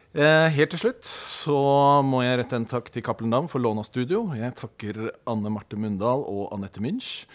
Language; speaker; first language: Norwegian; native; Norwegian